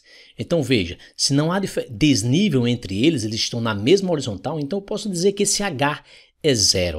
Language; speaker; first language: Portuguese; native; Portuguese